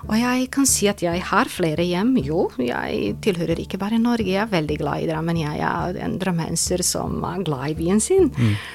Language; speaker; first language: Norwegian; non-native, fluent; Serbian